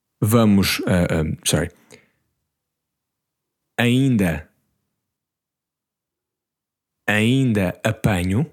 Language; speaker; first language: Portuguese; non-native, learner; English